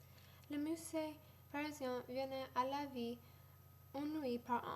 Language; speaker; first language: French; non-native, learner; English